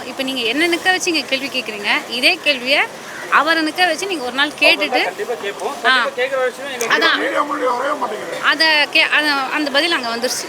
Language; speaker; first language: Tamil; native; Tamil